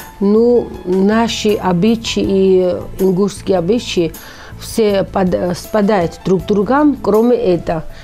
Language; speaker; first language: Russian; non-native, local second language; Georgian